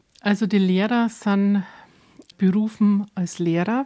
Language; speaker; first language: German; native; German